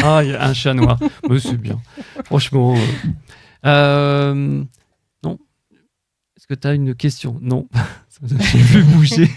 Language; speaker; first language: French; native; French